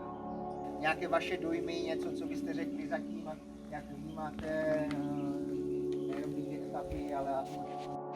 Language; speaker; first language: Czech; native; Czech